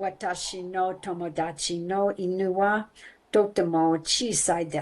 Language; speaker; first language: Japanese; non-native, learner; English